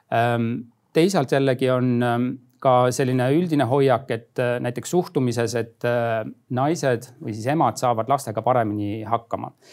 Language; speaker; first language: Estonian; native; Estonian